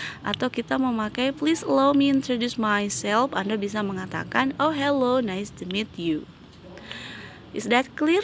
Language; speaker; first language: English; non-native, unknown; Indonesian